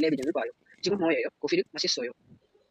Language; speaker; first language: Korean; non-native, learner; Tamil